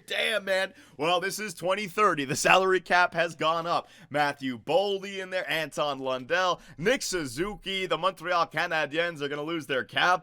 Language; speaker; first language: English; native; English